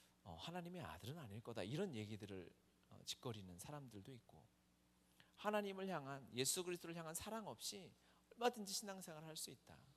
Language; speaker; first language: Korean; native; Korean